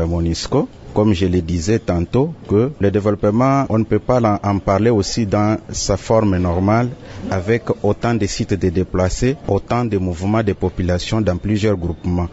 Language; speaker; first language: French; non-native, local second language; Swahili